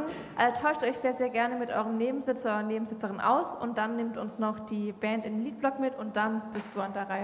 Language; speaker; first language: German; native; German